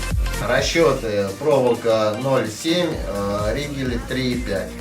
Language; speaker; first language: Russian; native; Russian